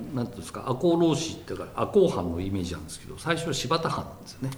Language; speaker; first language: Japanese; native; Japanese